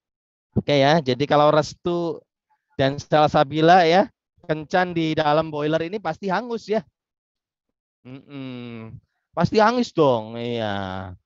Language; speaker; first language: Indonesian; native; Indonesian